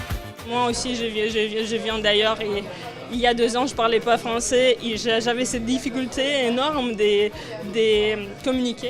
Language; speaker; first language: French; non-native, learner; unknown